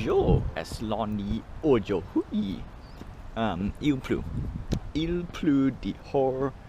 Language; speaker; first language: French; non-native, learner; English